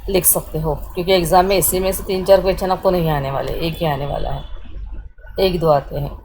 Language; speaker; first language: Hindi; non-native, local second language; Marathi